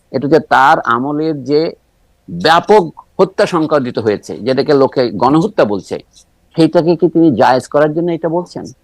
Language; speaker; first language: Bangla; native; Bangla